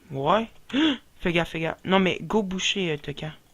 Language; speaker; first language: French; native; French